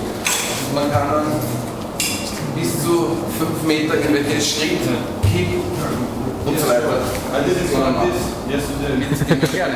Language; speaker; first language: German; native; German